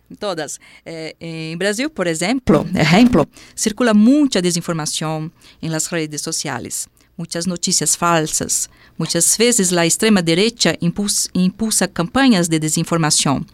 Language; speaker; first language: Spanish; non-native, fluent; Portuguese